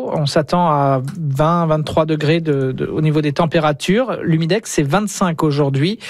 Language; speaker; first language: French; native; French